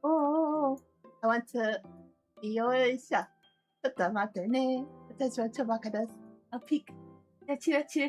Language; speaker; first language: Japanese; non-native, learner; English